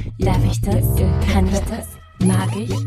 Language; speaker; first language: German; non-native, fluent; French